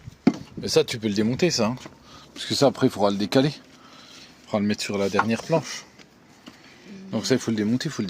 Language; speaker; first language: French; native; French